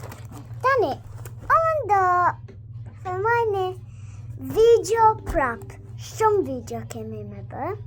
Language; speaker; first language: Albanian; early bilingual, heritage; Albanian